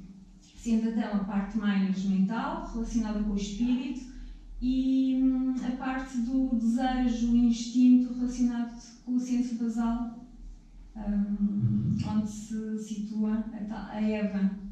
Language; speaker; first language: Portuguese; native; Portuguese